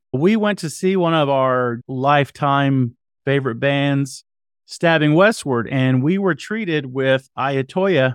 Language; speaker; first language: English; native; English